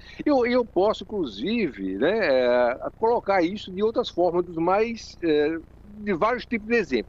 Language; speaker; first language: Portuguese; native; Portuguese